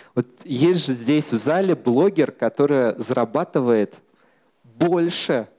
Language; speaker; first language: Russian; native; Russian